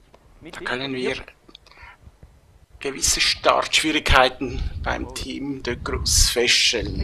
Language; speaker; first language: German; native; German